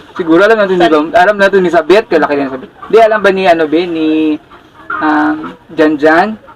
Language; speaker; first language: Filipino; non-native, local second language; Cebuano